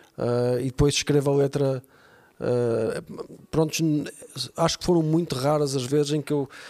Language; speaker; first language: Portuguese; native; Portuguese